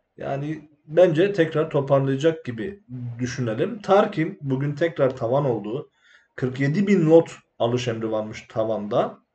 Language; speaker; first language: Turkish; native; Turkish